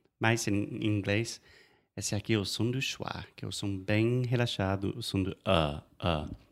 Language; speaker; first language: Portuguese; non-native, fluent; English